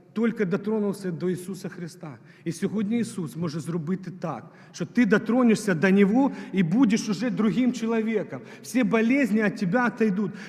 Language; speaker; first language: Ukrainian; non-native, local second language; Russian